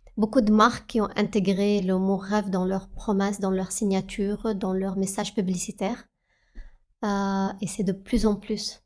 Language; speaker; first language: French; non-native, fluent; Arabic